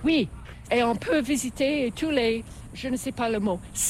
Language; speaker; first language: French; non-native, fluent; English